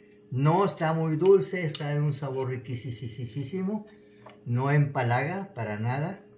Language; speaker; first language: Spanish; native; Spanish